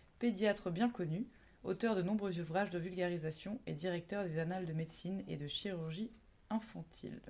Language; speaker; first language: French; native; French